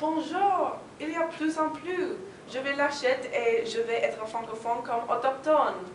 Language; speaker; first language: French; non-native, learner; English